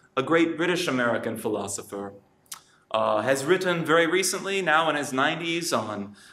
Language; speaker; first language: English; native; English